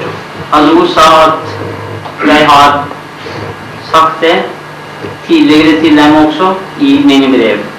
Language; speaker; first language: Norwegian; non-native, fluent; Urdu